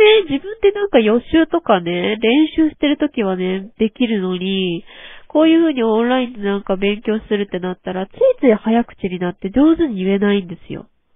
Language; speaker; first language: Japanese; native; Japanese